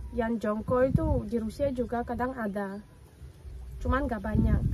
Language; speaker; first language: Indonesian; non-native, fluent; Russian